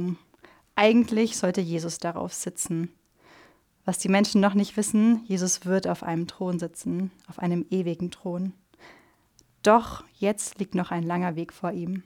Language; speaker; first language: German; native; German